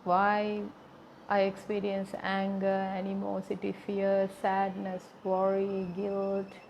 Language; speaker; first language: English; non-native, local second language; Sinhala